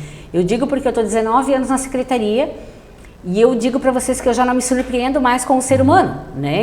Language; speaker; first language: Portuguese; native; Portuguese